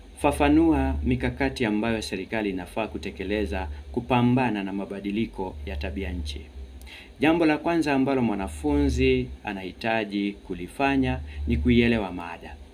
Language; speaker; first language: Swahili; non-native, local second language; Kikuyu